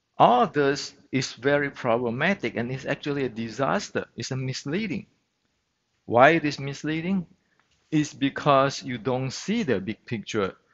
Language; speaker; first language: English; non-native, fluent; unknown